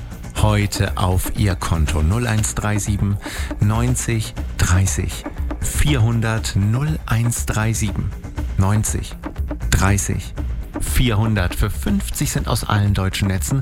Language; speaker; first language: German; native; German